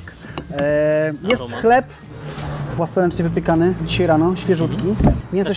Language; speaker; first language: Polish; native; Polish